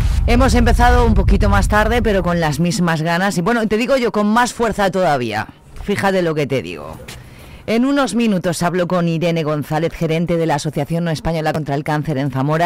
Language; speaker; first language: Spanish; native; Spanish